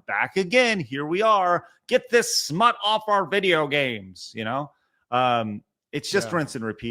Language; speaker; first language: English; native; English